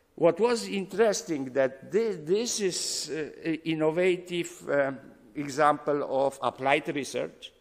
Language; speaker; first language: English; non-native, fluent; Polish